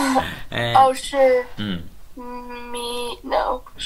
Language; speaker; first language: Chinese; non-native, learner; English